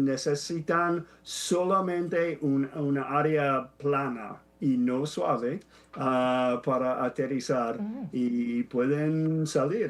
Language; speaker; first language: Spanish; non-native, fluent; English